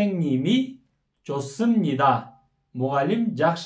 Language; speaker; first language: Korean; non-native, fluent; Kyrgyz